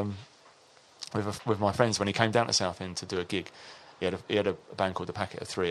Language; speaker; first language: English; native; English